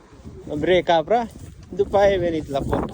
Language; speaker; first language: Romanian; non-native, learner; Nepali